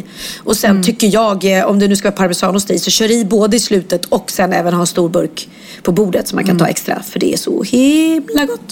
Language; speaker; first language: Swedish; native; Swedish